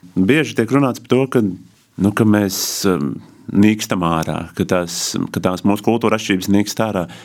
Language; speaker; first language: Latvian; native; Latvian